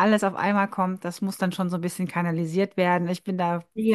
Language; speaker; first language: German; native; German